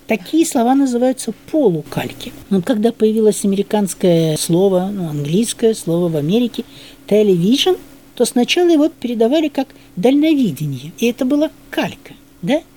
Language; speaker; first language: Russian; native; Russian